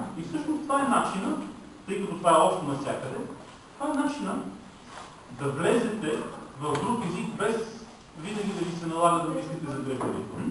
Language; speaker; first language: Bulgarian; non-native, local second language; Romanian